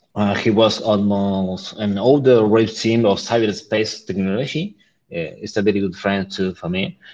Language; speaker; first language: English; non-native, learner; Spanish